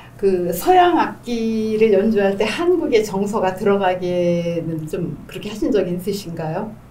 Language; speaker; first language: Korean; native; Korean